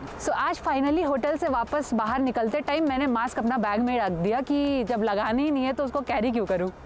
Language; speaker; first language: Hindi; native; Hindi